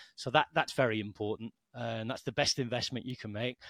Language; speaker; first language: English; native; English